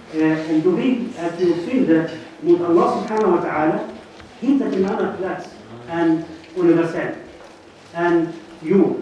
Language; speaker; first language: Swedish; non-native, fluent; Arabic